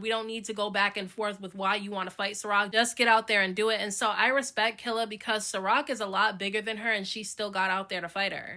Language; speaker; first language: English; native; English